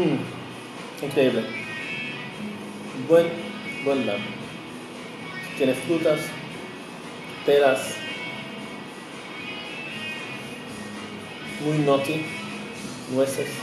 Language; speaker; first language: Spanish; early bilingual, heritage; Spanish